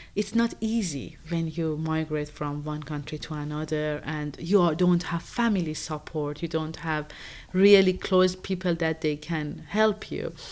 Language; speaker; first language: English; non-native, fluent; Persian